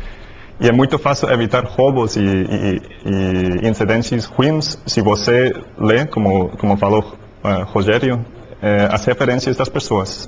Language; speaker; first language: Portuguese; non-native, learner; English